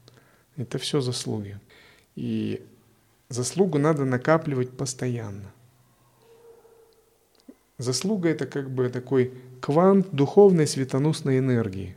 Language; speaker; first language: Russian; native; Russian